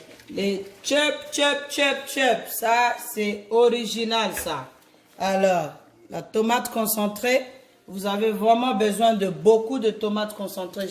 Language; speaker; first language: French; non-native, local second language; Lingala